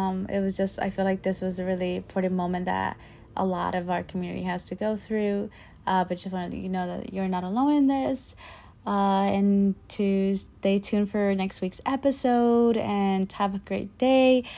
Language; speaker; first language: English; early bilingual, other home language; Spanish